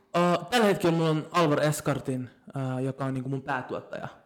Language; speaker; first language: Finnish; native; Finnish